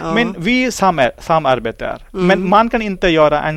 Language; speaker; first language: Swedish; non-native, learner; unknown